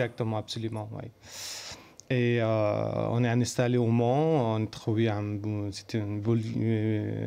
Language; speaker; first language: French; non-native, learner; Persian